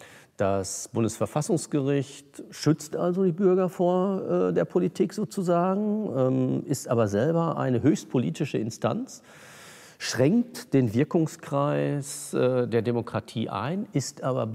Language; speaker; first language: German; native; German